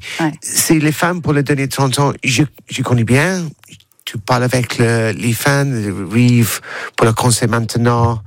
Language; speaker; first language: French; non-native, learner; English